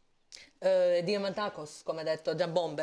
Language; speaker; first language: Italian; non-native, fluent; Croatian